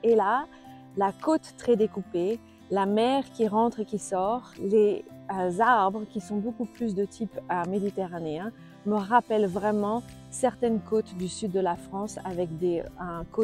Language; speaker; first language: French; native; French